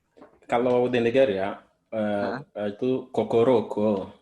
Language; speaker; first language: Indonesian; non-native, fluent; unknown